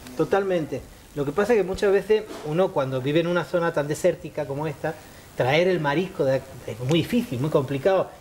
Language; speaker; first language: Spanish; native; Spanish